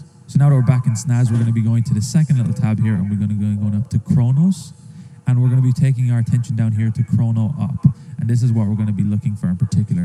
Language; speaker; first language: English; native; English